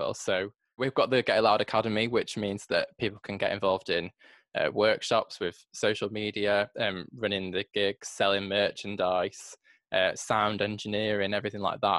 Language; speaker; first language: English; native; English